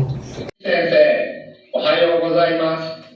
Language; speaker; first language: Japanese; non-native, learner; Indonesian